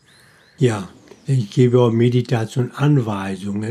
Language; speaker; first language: German; non-native, fluent; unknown